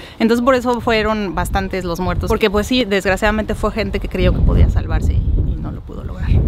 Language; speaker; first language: Spanish; native; Spanish